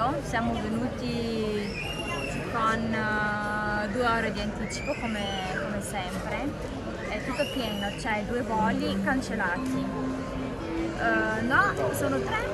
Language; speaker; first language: Italian; non-native, fluent; Romanian